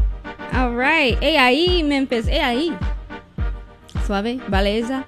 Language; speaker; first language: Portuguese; non-native, learner; English